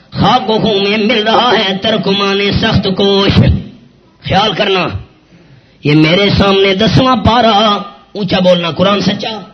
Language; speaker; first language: Urdu; non-native, local second language; Pashto